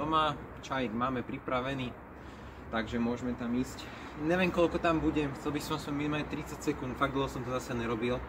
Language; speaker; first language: Slovak; native; Slovak